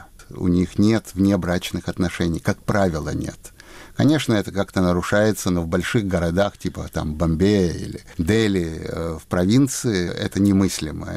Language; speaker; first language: Russian; native; Russian